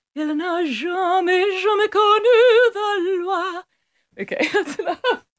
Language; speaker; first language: English; non-native, fluent; Italian